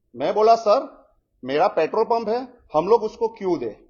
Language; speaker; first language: Hindi; non-native, local second language; Gujarati